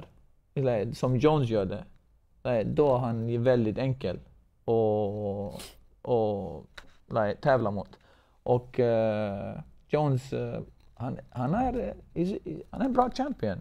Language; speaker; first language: Swedish; non-native, fluent; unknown